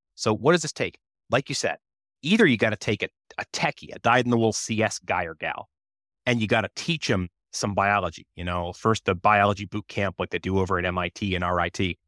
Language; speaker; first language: English; native; English